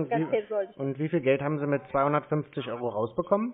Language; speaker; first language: German; native; German